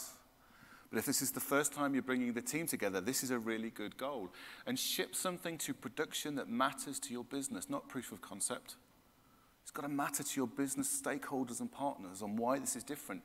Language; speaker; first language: English; native; English